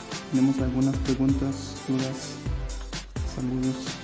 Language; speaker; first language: Spanish; non-native, learner; German